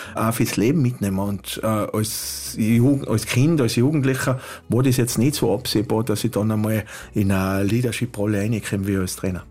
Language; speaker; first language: German; native; German